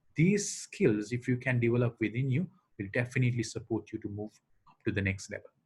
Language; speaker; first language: English; non-native, local second language; Sinhala